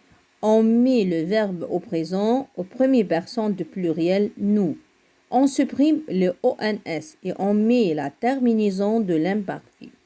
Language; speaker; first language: French; non-native, fluent; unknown